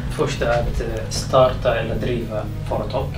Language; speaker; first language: Swedish; non-native, learner; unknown